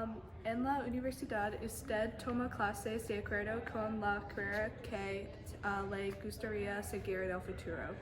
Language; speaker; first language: Spanish; non-native, learner; English